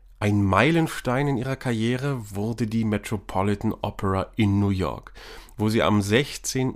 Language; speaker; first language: German; native; German